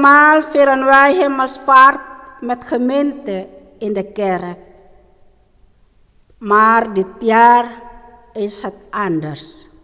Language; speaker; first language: Dutch; non-native, learner; Indonesian